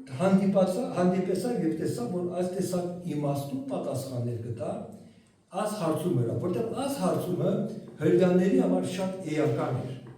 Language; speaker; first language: Armenian; early bilingual, heritage; Armenian